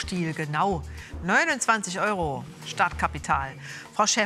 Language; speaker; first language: German; native; German